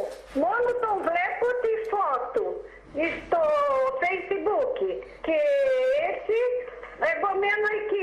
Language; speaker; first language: Greek; non-native, fluent; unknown